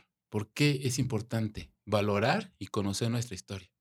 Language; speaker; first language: Spanish; native; Spanish